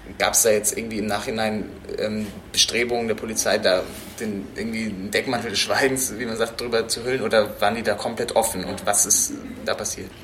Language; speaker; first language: German; native; German